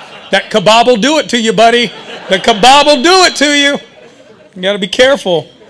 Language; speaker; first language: English; early bilingual, other home language; Persian